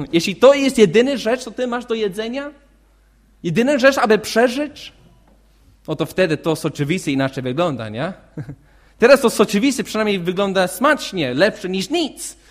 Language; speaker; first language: Polish; non-native, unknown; English